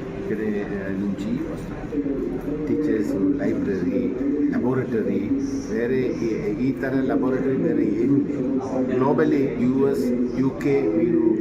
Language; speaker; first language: Telugu; non-native, learner; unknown